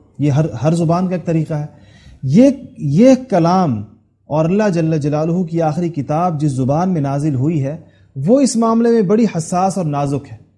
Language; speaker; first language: Urdu; non-native, local second language; Pashto